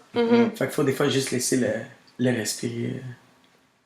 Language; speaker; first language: French; native; French